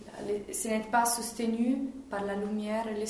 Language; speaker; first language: French; non-native, fluent; Italian